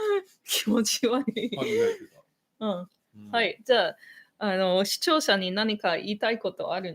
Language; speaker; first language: Japanese; non-native, fluent; English